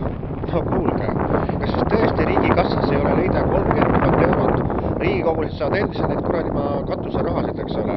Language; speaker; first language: Estonian; native; Estonian